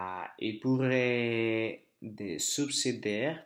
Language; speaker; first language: French; non-native, learner; Spanish